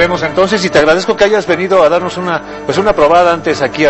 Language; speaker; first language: Spanish; native; Spanish